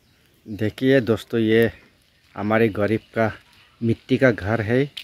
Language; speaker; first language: Hindi; non-native, local second language; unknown